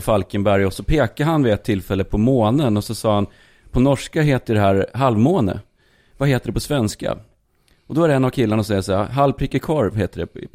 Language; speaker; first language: Swedish; native; Swedish